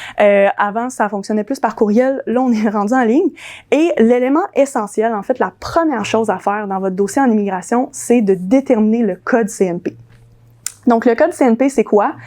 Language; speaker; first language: French; early bilingual, other home language; English